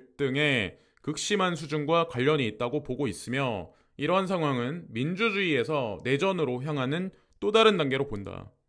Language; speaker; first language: Korean; native; Korean